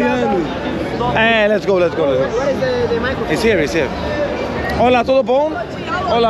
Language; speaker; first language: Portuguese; non-native, learner; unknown